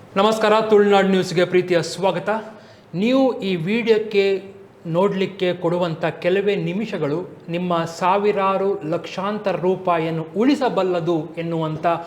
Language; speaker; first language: Kannada; native; Kannada